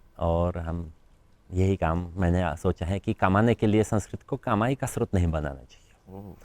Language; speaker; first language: Hindi; non-native, fluent; Polish